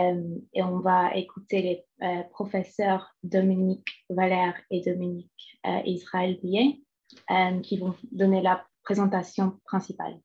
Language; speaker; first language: French; non-native, fluent; English